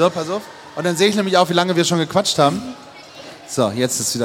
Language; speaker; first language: German; native; German